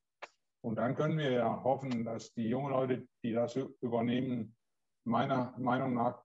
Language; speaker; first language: German; non-native, learner; Danish